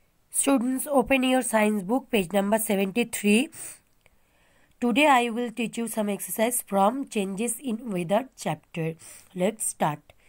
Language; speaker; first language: English; non-native, local second language; Bangla